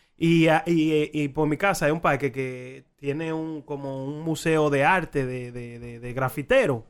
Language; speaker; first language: Spanish; early bilingual, heritage; Spanish